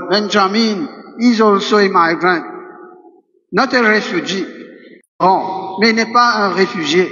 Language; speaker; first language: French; non-native, local second language; Morisyen